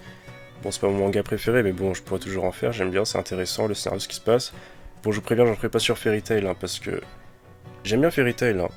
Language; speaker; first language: French; native; French